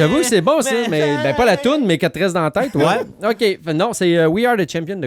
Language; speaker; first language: French; native; French